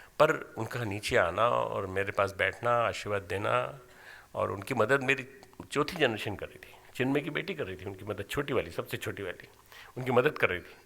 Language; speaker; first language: Hindi; native; Hindi